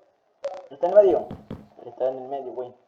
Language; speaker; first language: Spanish; native; Spanish